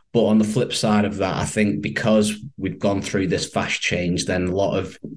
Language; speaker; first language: English; native; English